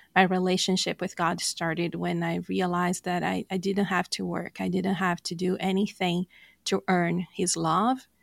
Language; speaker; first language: English; non-native, fluent; Portuguese